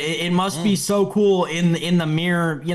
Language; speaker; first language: English; native; English